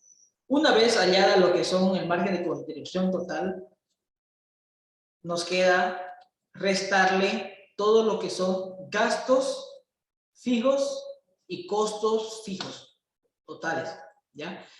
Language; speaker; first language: Spanish; native; Spanish